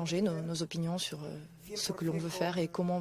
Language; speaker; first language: French; native; French